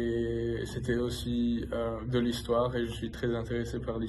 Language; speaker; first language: French; non-native, fluent; English